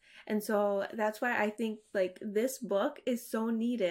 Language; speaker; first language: English; native; English